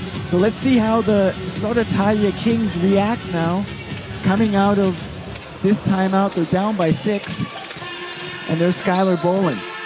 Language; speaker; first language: English; native; English